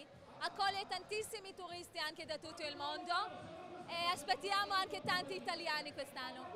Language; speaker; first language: Italian; non-native, fluent; Hebrew